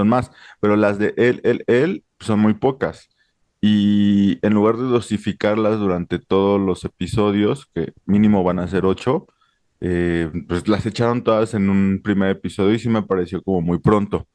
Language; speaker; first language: Spanish; native; Spanish